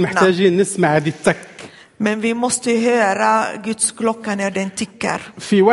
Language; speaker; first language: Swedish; non-native, fluent; Arabic